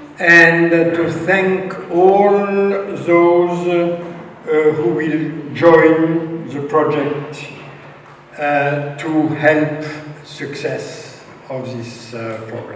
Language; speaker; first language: English; non-native, fluent; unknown